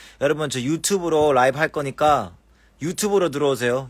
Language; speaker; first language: Korean; early bilingual, heritage; Korean